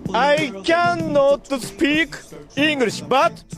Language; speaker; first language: English; non-native, learner; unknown